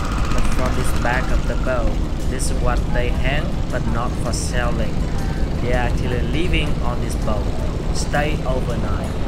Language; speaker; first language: English; non-native, fluent; Vietnamese